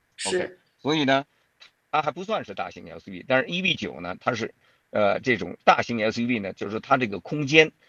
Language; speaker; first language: Chinese; native; Chinese